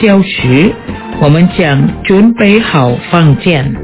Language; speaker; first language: Chinese; non-native, fluent; Indonesian